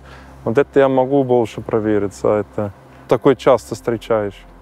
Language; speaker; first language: Russian; non-native, learner; German